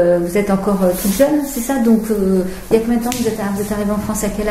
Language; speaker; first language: French; native; French